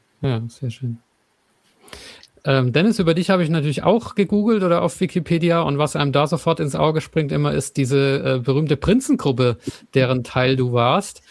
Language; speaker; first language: German; native; German